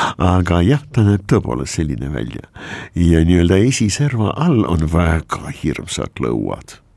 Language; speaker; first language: Estonian; non-native, local second language; Russian